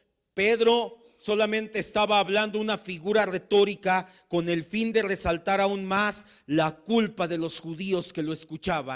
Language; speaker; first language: Spanish; native; Spanish